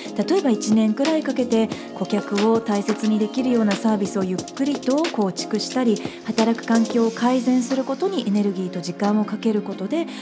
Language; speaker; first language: Japanese; native; Japanese